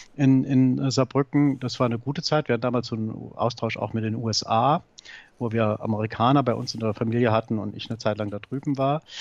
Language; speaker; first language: German; native; German